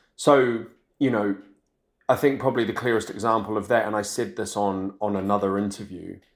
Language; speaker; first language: English; native; English